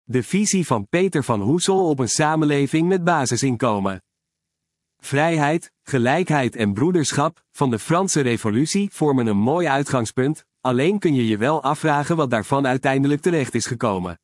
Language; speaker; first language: Dutch; native; Dutch